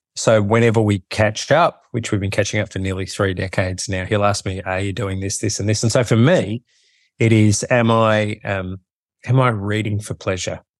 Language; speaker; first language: English; native; English